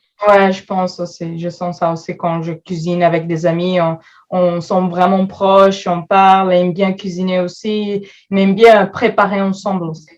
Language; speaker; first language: French; non-native, fluent; Portuguese